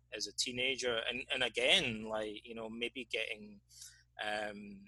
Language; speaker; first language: English; native; English